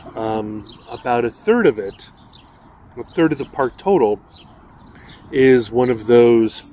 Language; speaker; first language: English; native; English